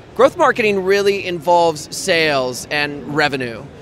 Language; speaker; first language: English; native; English